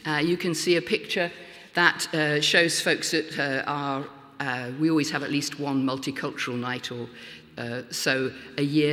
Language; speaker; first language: English; native; English